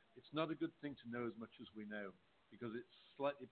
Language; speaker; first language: English; native; English